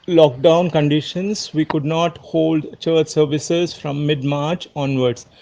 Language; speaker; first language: English; non-native, local second language; Kannada